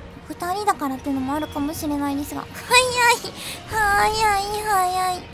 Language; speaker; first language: Japanese; native; Japanese